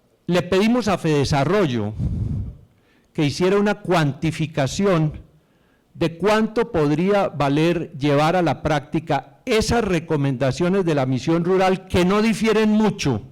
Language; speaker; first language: Spanish; native; Spanish